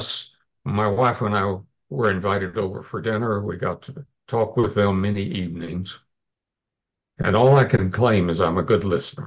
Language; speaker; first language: English; native; English